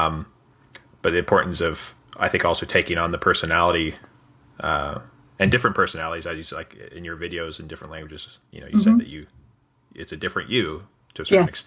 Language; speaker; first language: English; native; English